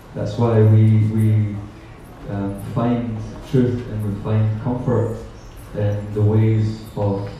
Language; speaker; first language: English; native; English